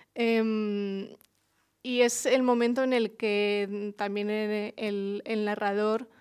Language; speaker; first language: Spanish; early bilingual, other home language; Russian